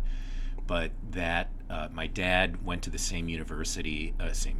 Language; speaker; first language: English; native; English